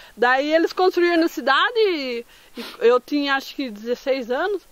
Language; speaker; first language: Portuguese; native; Portuguese